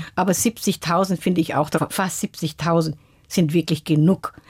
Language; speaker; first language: German; non-native, fluent; Somali